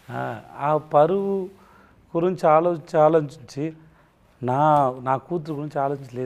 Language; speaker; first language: Telugu; non-native, learner; Tamil